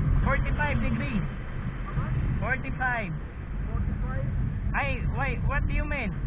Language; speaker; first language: English; non-native, learner; Arabic